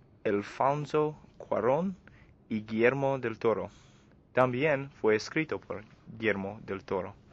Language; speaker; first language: Spanish; non-native, learner; English